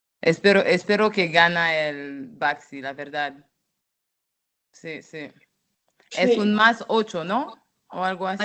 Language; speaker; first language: Spanish; non-native, fluent; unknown